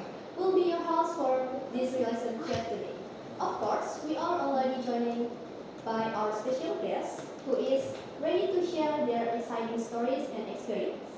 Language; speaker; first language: English; non-native, learner; Indonesian